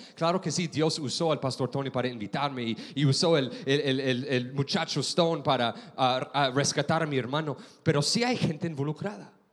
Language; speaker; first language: Spanish; non-native, fluent; English